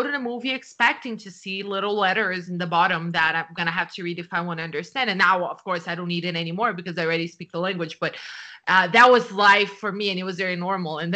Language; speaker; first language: English; non-native, fluent; Portuguese